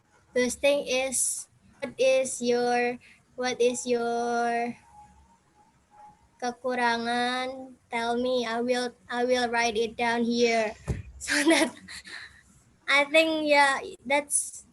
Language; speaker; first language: English; non-native, fluent; Indonesian